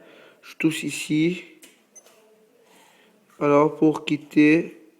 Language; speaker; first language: French; non-native, fluent; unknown